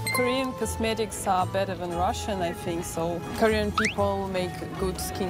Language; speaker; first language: English; non-native, learner; Russian